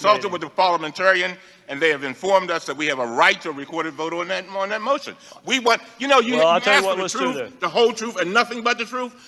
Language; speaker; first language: English; native; English